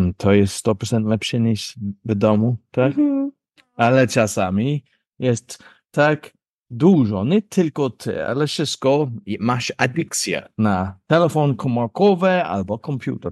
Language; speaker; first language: Polish; non-native, learner; English